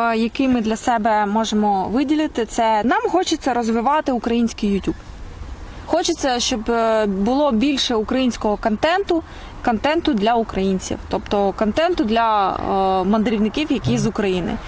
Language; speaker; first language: Ukrainian; non-native, local second language; Russian